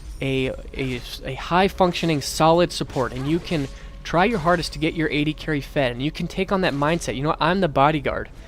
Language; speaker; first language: English; native; English